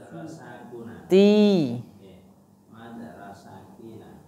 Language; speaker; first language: Arabic; non-native, learner; Indonesian